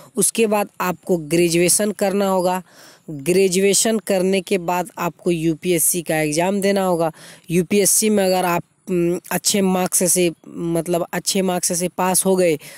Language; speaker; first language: Hindi; native; Hindi